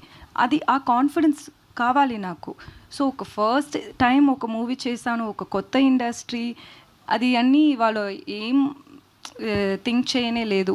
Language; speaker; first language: Telugu; non-native, learner; Tamil